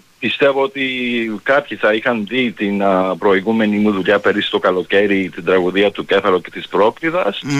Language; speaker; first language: Greek; early bilingual, heritage; Greek